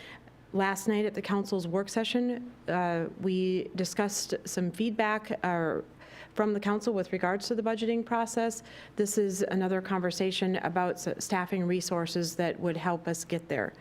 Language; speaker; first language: English; native; English